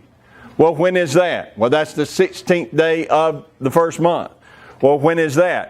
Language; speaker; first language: English; native; English